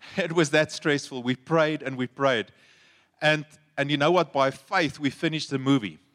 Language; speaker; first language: English; non-native, local second language; Afrikaans